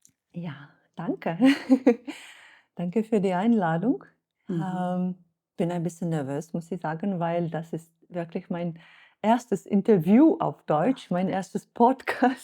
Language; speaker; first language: German; non-native, fluent; Slovenian